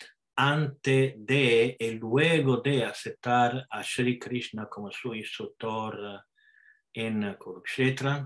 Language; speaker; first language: Spanish; non-native, fluent; Italian